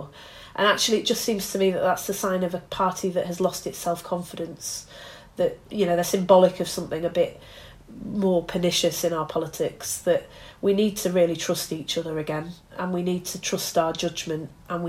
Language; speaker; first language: English; native; English